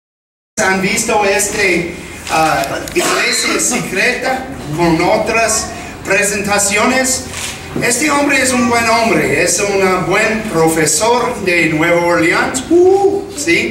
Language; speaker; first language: Spanish; non-native, fluent; English